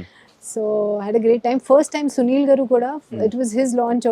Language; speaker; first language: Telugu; non-native, learner; Hindi